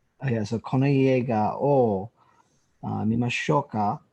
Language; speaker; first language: Japanese; non-native, learner; English